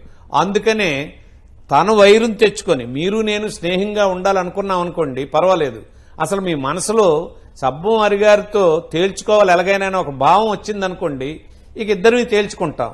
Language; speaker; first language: Telugu; native; Telugu